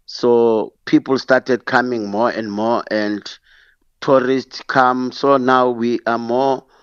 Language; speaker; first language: English; non-native, local second language; Xhosa